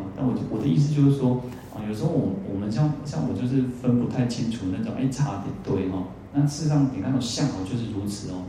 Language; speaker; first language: Chinese; native; Chinese